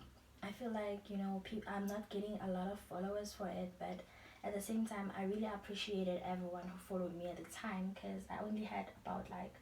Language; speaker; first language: English; non-native, local second language; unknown